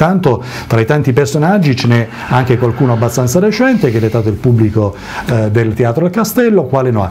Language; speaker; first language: Italian; native; Italian